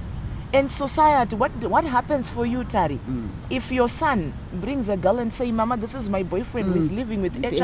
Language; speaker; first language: English; non-native, local second language; Shona